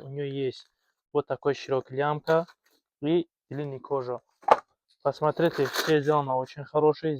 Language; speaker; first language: Russian; non-native, fluent; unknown